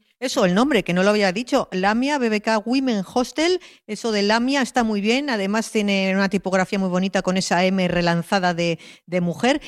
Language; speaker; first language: Spanish; native; Spanish